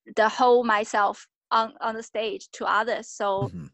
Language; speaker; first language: English; non-native, fluent; Chinese